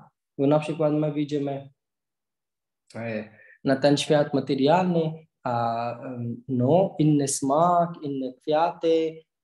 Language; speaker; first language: Polish; non-native, learner; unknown